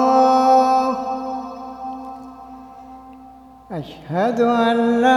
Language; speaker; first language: Arabic; native; Arabic